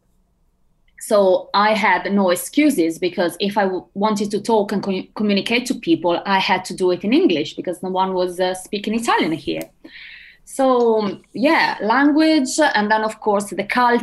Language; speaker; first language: English; non-native, fluent; Italian